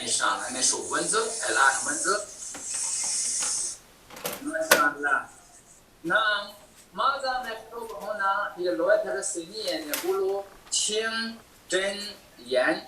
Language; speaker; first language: Arabic; non-native, fluent; Chinese